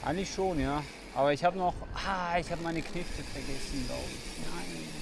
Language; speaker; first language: German; native; German